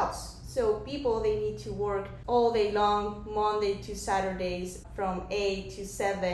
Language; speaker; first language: English; non-native, fluent; Spanish